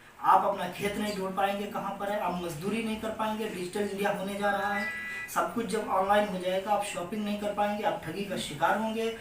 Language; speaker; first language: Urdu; native; Urdu